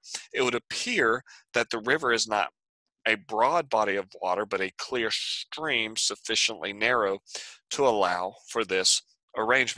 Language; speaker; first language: English; native; English